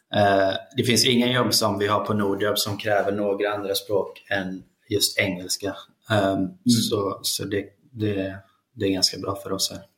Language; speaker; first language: Swedish; early bilingual, other home language; Icelandic